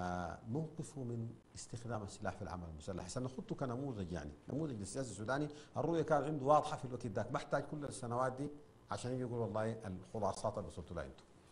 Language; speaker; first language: Arabic; native; Arabic